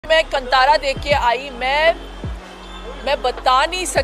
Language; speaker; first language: Hindi; non-native, local second language; Tulu